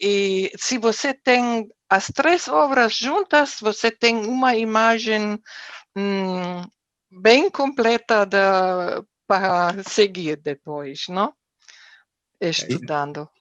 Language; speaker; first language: Portuguese; non-native, fluent; German